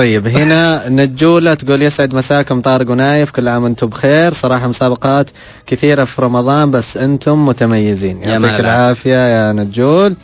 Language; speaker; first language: Arabic; native; Arabic